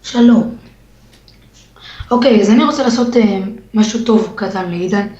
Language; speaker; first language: Hebrew; native; Hebrew